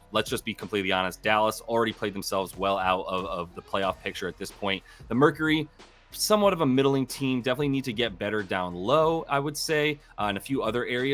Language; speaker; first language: English; native; English